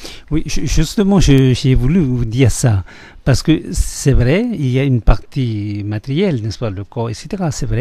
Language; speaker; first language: French; non-native, fluent; Tibetan